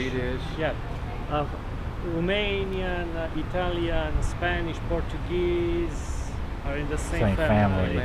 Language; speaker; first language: English; non-native, fluent; Romanian